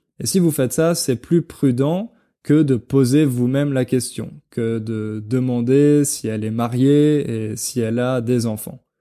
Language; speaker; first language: French; native; French